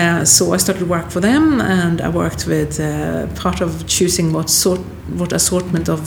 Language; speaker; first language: English; non-native, fluent; Swedish